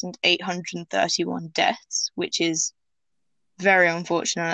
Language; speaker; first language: English; native; English